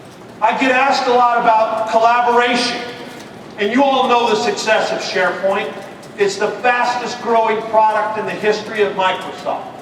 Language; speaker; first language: English; native; English